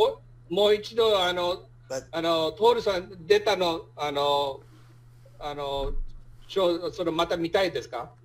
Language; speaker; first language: Japanese; non-native, fluent; English